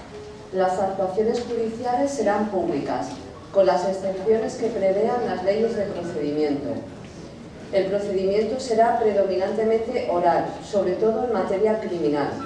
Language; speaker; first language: Spanish; native; Spanish